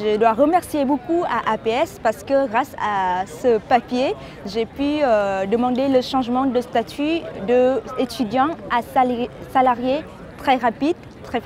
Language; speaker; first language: French; non-native, fluent; Vietnamese